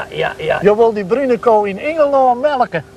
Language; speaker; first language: Dutch; non-native, local second language; Western Frisian